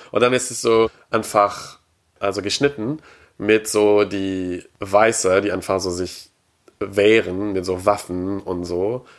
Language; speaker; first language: German; non-native, fluent; French